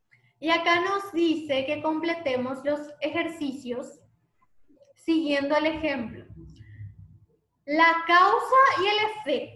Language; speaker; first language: Spanish; native; Spanish